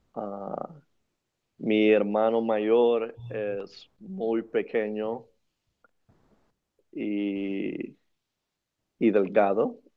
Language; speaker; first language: Spanish; early bilingual, other home language; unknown